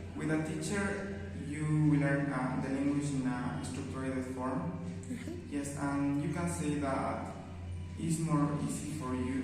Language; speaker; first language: English; non-native, learner; Spanish